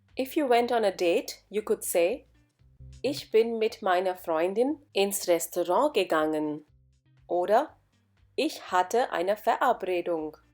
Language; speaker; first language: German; non-native, fluent; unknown